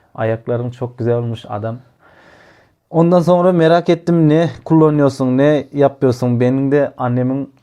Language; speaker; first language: Turkish; non-native, learner; Turkmen